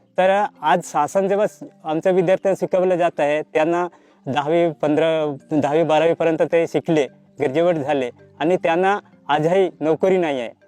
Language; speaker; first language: Marathi; non-native, local second language; Gondi